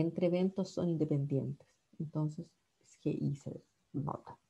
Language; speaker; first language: Spanish; native; Spanish